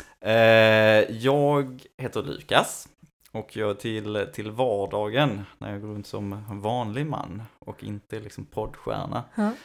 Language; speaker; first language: Swedish; native; Swedish